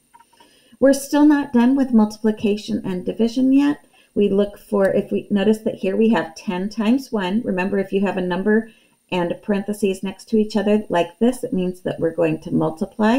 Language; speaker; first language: English; native; English